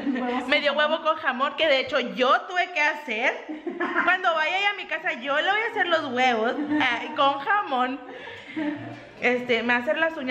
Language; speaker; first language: Spanish; native; Spanish